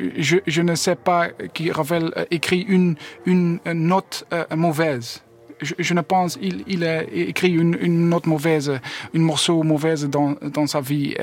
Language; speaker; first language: French; non-native, learner; Dutch